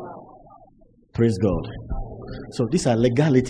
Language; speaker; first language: English; non-native, local second language; Akan